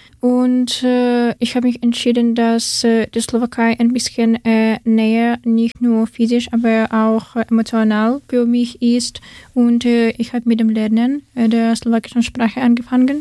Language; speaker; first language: German; non-native, fluent; Ukrainian